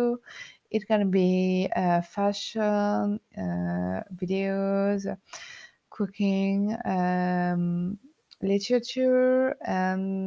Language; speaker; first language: English; non-native, learner; French